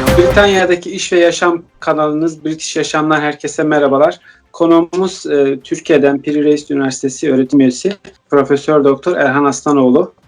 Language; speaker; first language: Turkish; native; Turkish